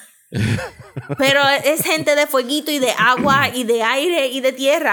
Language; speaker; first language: Spanish; native; Spanish